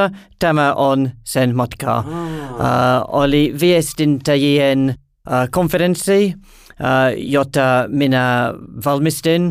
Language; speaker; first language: Finnish; non-native, learner; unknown